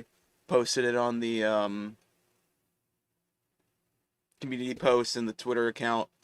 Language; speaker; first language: English; native; English